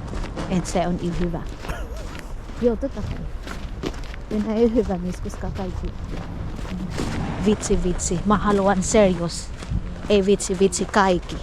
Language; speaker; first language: Finnish; non-native, learner; Filipino